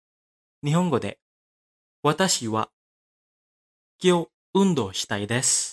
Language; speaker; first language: Japanese; non-native, fluent; Indonesian